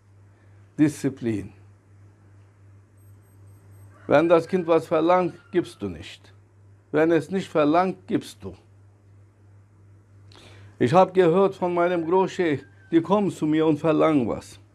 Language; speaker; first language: German; non-native, fluent; Turkish